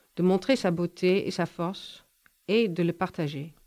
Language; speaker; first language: French; non-native, fluent; Dutch